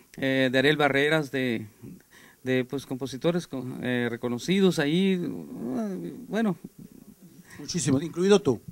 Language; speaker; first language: Spanish; native; Spanish